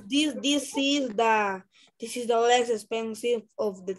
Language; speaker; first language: English; non-native, learner; Spanish